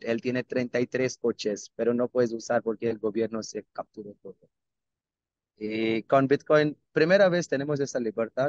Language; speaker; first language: Spanish; non-native, learner; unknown